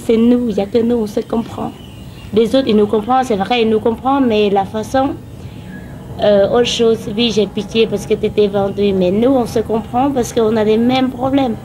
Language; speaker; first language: French; non-native, learner; Khmer